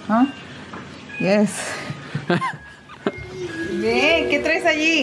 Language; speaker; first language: Spanish; early bilingual, heritage; English